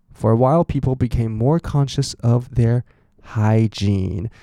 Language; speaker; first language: English; non-native, fluent; Chinese